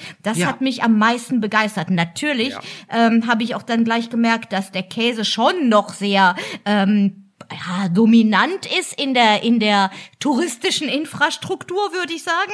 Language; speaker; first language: German; native; German